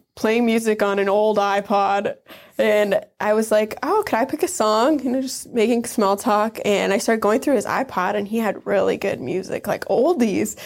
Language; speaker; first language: English; native; English